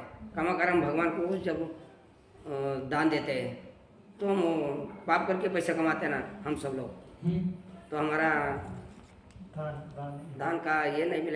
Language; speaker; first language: Hindi; non-native, local second language; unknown